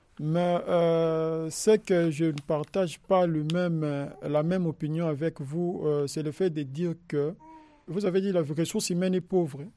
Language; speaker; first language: French; non-native, local second language; Lingala